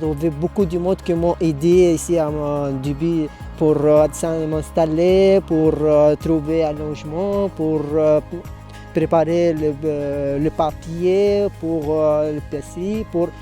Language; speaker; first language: French; non-native, local second language; Arabic